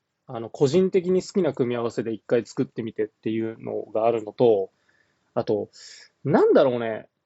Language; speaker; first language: Japanese; native; Japanese